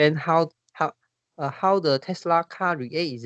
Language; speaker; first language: English; non-native, learner; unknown